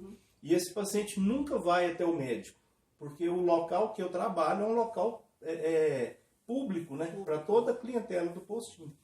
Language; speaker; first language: Portuguese; native; Portuguese